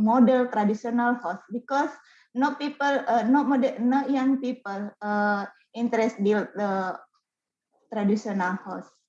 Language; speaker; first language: English; non-native, learner; Indonesian